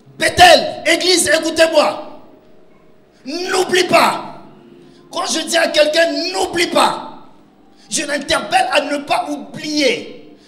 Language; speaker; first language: French; non-native, local second language; Lingala